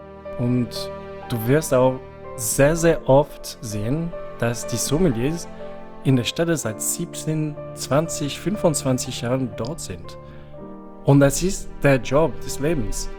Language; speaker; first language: German; non-native, fluent; French